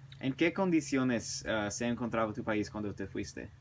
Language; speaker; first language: Spanish; early bilingual, heritage; English